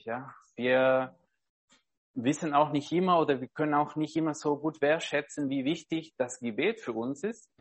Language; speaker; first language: German; non-native, fluent; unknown